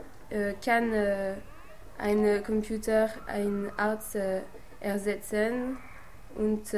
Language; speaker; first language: German; non-native, learner; French